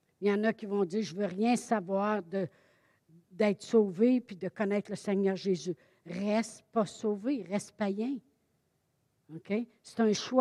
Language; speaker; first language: French; native; French